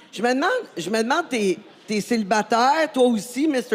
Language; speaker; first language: French; native; French